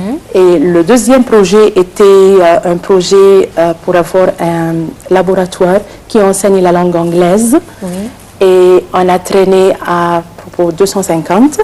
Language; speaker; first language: French; non-native, fluent; Arabic